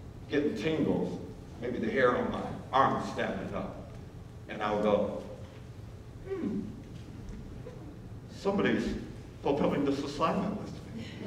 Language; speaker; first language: English; native; English